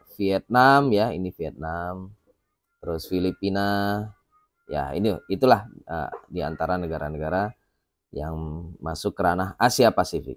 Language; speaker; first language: Indonesian; native; Indonesian